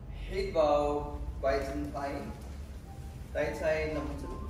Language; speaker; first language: English; non-native, local second language; Hindi